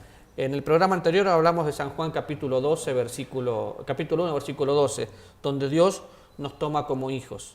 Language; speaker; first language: Spanish; native; Spanish